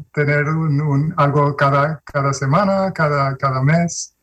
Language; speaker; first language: Spanish; early bilingual, heritage; Spanish